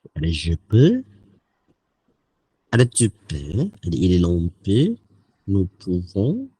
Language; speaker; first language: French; non-native, learner; Indonesian